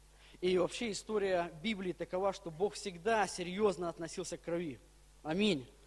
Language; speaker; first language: Russian; native; Russian